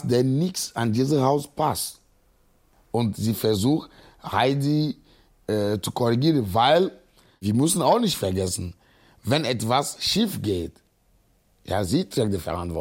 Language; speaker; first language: German; non-native, fluent; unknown